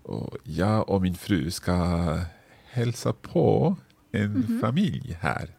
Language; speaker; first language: Swedish; non-native, learner; English